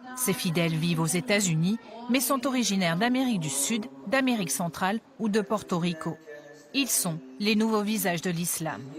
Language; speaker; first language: French; native; French